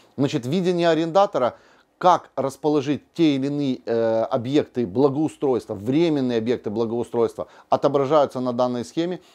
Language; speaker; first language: Russian; native; Russian